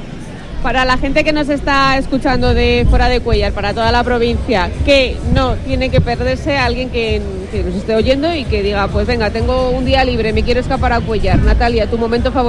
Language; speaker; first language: Spanish; native; Spanish